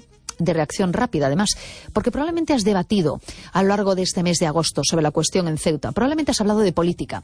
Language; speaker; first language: Spanish; native; Spanish